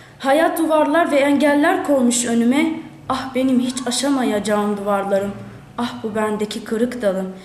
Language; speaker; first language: Turkish; early bilingual, other home language; Arabic